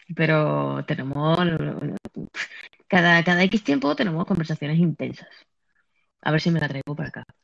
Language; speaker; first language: Spanish; native; Spanish